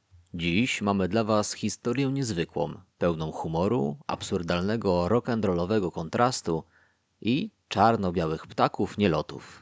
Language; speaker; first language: Polish; native; Polish